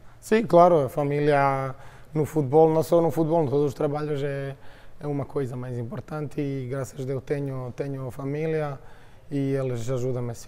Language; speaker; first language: Portuguese; non-native, fluent; Croatian